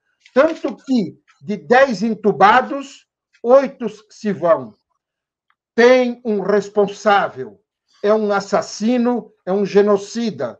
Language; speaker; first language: Portuguese; native; Portuguese